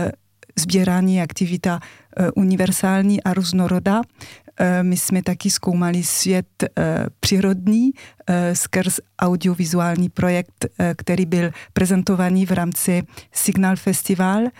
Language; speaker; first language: Czech; non-native, fluent; French